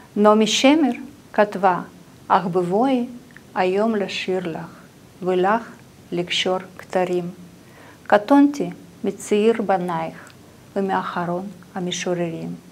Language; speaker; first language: Hebrew; non-native, fluent; Russian